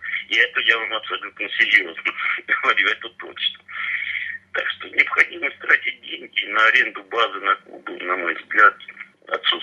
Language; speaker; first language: Russian; native; Russian